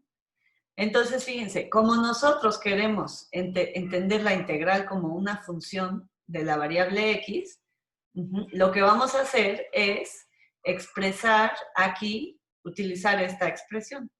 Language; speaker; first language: Spanish; native; Spanish